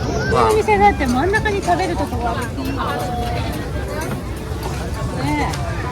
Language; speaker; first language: Japanese; native; Japanese